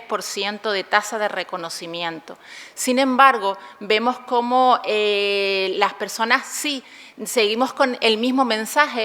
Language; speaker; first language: Spanish; native; Spanish